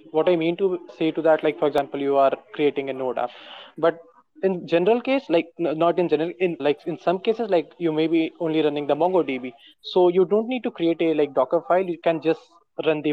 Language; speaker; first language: English; non-native, local second language; Hindi